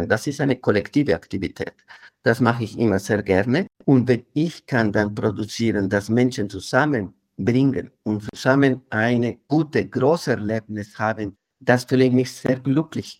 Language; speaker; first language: German; non-native, fluent; Spanish